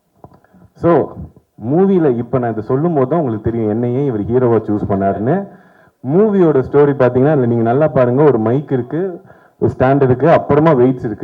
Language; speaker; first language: Tamil; native; Tamil